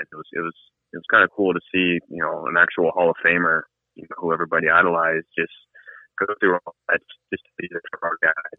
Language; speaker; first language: English; native; English